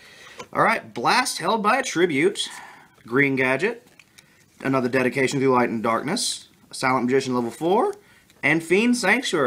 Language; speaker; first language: English; native; English